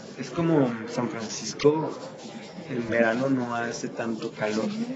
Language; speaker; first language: Spanish; native; Spanish